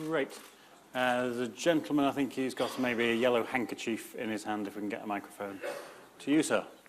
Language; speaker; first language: English; native; English